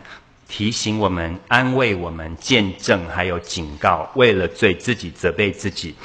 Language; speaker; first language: Chinese; native; Chinese